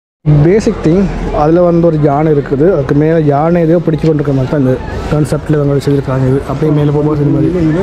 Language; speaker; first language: Tamil; native; Tamil